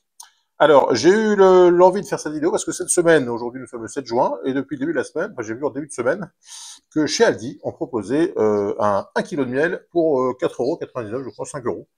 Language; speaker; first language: French; native; French